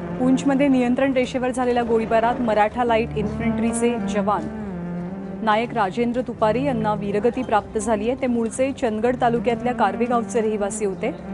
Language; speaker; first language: Marathi; native; Marathi